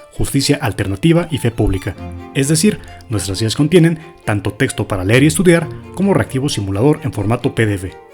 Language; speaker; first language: Spanish; native; Spanish